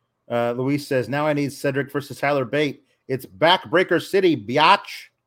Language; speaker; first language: English; native; English